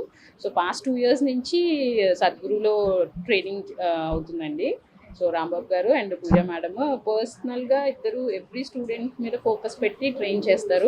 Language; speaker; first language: Telugu; native; Telugu